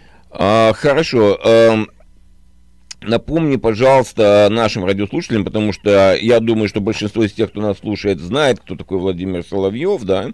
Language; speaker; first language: Russian; native; Russian